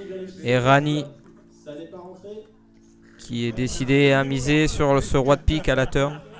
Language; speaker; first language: French; native; French